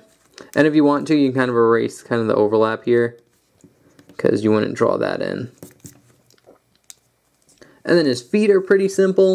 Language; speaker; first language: English; native; English